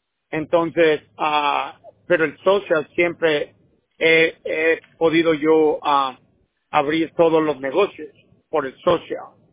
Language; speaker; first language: Spanish; native; Spanish